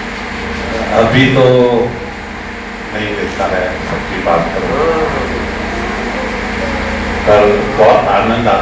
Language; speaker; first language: Hindi; early bilingual, heritage; Hindi